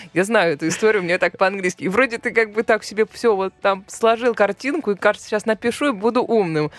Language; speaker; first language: Russian; native; Russian